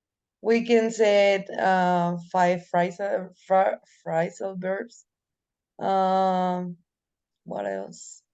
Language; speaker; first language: English; non-native, learner; Spanish